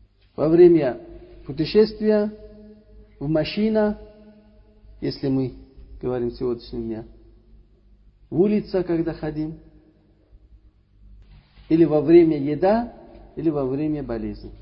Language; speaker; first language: Russian; non-native, learner; Uzbek